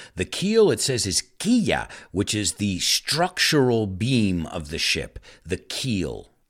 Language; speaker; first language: English; native; English